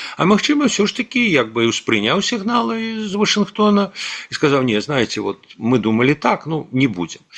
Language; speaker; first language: Belarusian; non-native, local second language; Russian